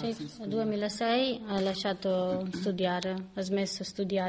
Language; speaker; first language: Italian; non-native, learner; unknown